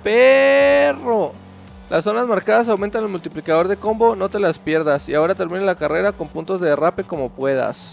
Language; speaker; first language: Spanish; native; Spanish